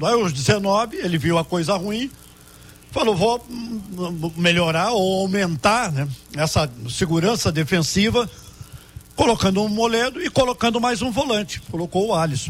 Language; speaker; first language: Portuguese; native; Portuguese